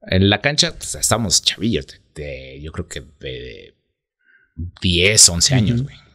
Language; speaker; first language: Spanish; native; Spanish